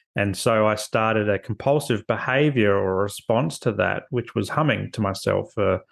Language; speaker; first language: English; native; English